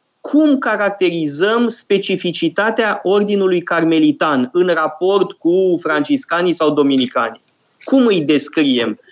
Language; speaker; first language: Romanian; native; Romanian